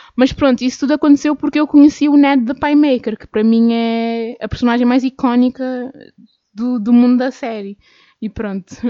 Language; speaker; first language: Portuguese; native; Portuguese